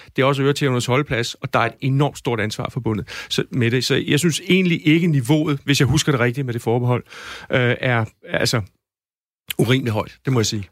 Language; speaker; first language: Danish; native; Danish